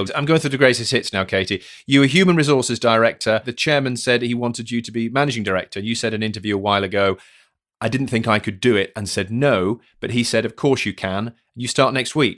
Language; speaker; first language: English; native; English